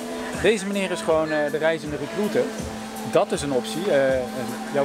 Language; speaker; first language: Dutch; native; Dutch